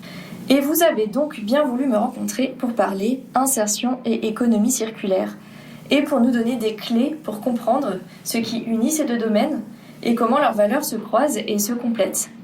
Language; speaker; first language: French; native; French